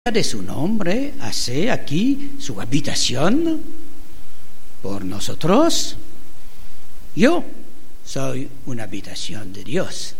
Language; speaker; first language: Spanish; non-native, learner; French